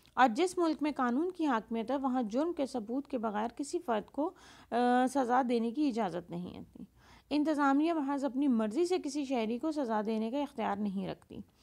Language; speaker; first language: Urdu; non-native, local second language; Punjabi